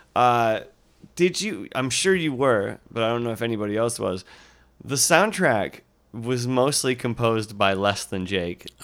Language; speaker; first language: English; native; English